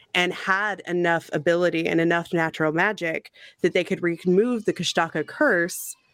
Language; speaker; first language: English; native; English